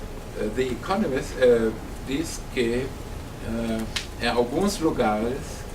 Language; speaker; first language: Portuguese; non-native, fluent; German